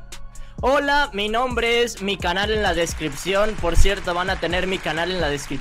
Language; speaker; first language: Spanish; native; Spanish